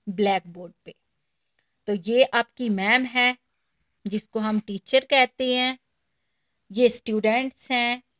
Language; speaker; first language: Hindi; native; Hindi